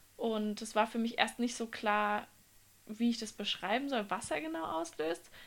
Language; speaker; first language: German; native; German